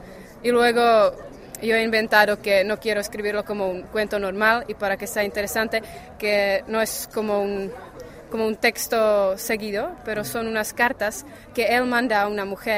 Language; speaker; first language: Spanish; non-native, learner; Czech